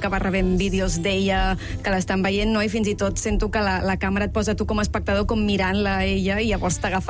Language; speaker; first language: Catalan; native; Catalan